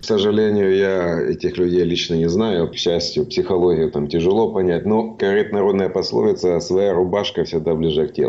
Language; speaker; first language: Russian; native; Russian